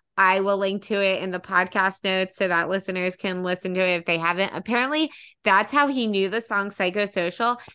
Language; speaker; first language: English; native; English